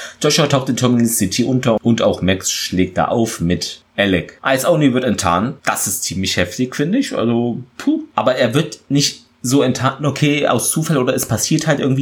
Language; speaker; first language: German; native; German